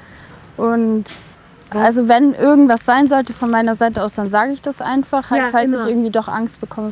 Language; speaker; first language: German; native; German